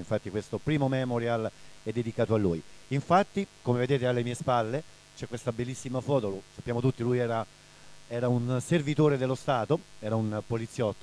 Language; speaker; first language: Italian; native; Italian